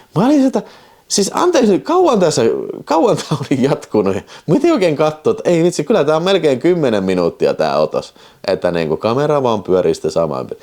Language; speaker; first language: Finnish; native; Finnish